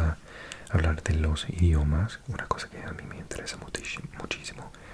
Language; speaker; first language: Spanish; non-native, fluent; English